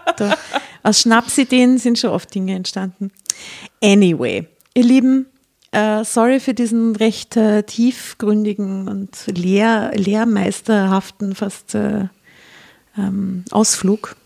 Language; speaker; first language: German; native; German